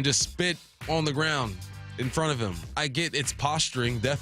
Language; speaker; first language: English; native; English